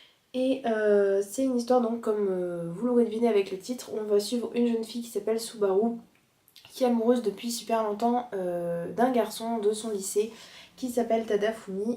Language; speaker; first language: French; native; French